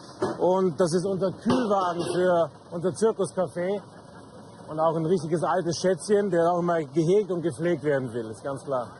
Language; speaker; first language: German; native; German